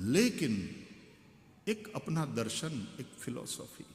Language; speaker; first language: Hindi; non-native, local second language; Gujarati